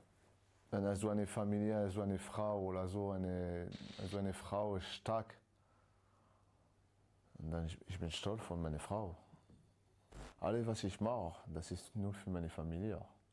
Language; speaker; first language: German; non-native, learner; French